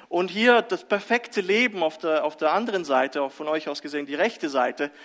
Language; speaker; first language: German; early bilingual, other home language; Russian